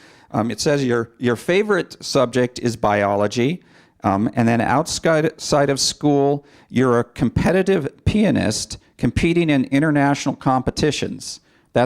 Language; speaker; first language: English; native; English